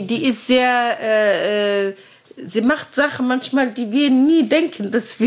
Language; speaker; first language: German; non-native, learner; Arabic